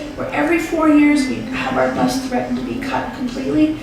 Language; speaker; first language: English; native; English